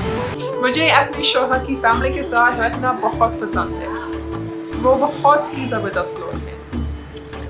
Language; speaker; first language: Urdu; non-native, learner; English